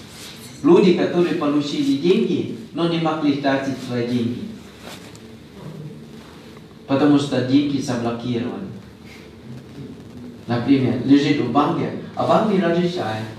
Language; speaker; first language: Russian; non-native, fluent; Thai